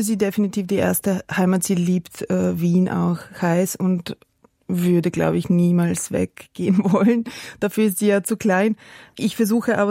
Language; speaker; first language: German; non-native, fluent; Serbian